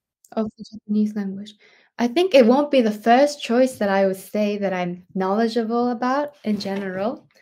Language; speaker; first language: English; non-native, fluent; Japanese